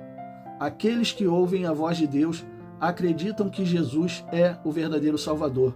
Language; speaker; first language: Portuguese; native; Portuguese